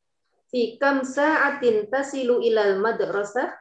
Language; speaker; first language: Arabic; non-native, learner; Indonesian